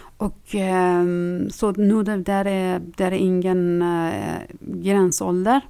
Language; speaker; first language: Swedish; non-native, fluent; Persian